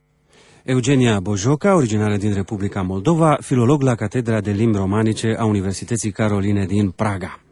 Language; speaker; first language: Romanian; native; Romanian